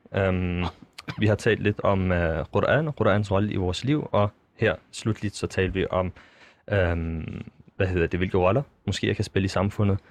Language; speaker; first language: Danish; native; Danish